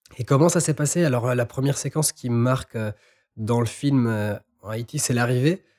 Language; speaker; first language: French; native; French